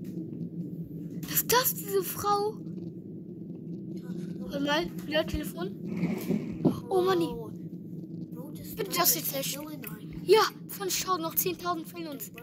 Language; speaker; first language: German; native; German